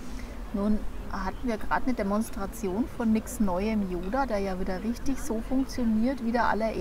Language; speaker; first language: German; native; German